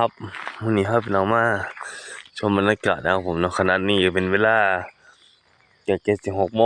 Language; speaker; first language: Thai; non-native, local second language; Northeastern Thai